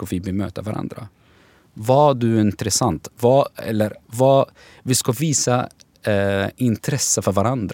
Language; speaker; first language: Swedish; non-native, fluent; Arabic